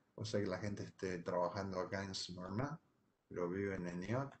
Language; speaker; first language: Spanish; native; Spanish